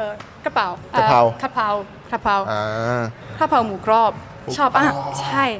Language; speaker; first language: Thai; non-native, learner; German